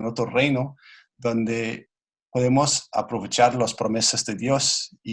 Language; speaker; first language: Spanish; non-native, fluent; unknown